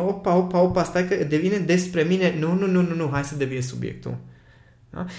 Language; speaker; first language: Romanian; non-native, local second language; Hungarian